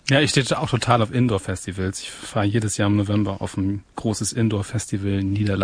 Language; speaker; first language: German; native; German